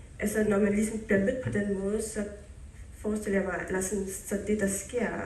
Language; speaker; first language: Danish; early bilingual, other home language; Somali